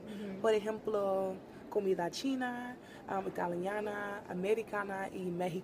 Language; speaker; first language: Spanish; non-native, learner; English